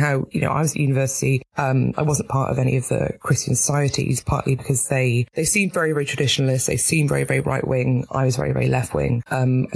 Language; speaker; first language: English; native; English